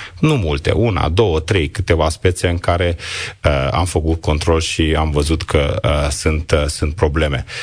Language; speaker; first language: Romanian; non-native, local second language; Hungarian